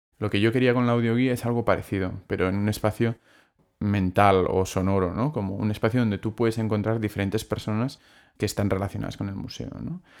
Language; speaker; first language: Spanish; non-native, local second language; Catalan